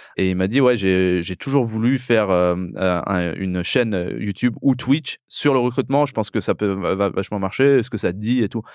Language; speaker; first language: French; early bilingual, other home language; Persian